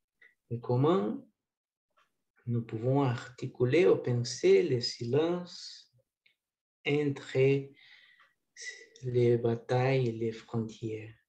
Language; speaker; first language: French; non-native, learner; Portuguese